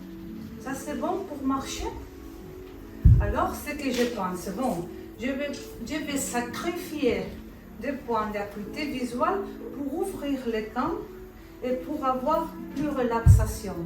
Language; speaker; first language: French; non-native, fluent; Spanish